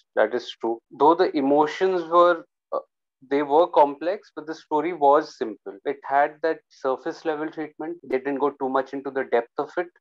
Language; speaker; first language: English; non-native, local second language; Hindi